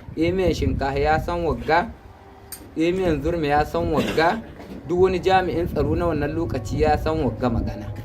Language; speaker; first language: Hausa; non-native, local second language; Fula